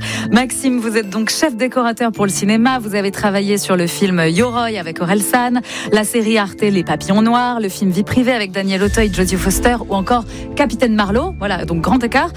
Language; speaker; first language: French; native; French